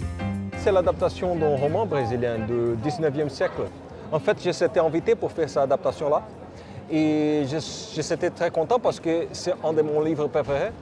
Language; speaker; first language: French; non-native, fluent; Portuguese